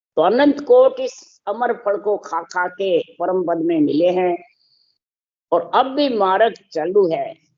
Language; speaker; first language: Hindi; native; Hindi